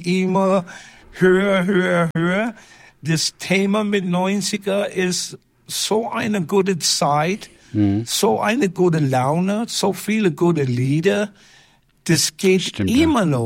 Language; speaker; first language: German; non-native, learner; English